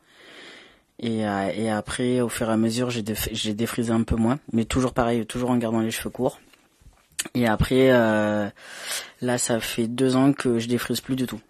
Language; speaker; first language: French; native; French